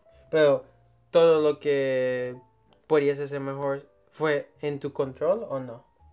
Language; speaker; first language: Spanish; early bilingual, heritage; Spanish